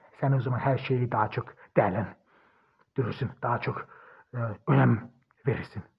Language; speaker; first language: Turkish; early bilingual, heritage; German